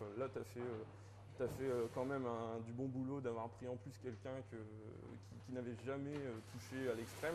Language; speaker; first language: French; native; French